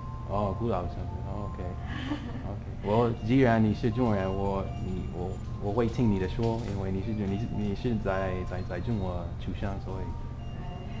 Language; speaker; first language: Chinese; non-native, fluent; English